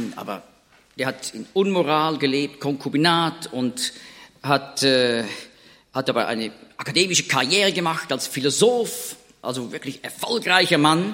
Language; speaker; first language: German; native; German